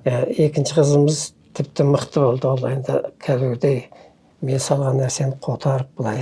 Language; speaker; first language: Kazakh; early bilingual, heritage; Kazakh